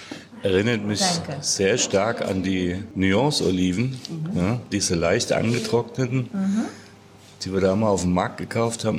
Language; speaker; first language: German; native; German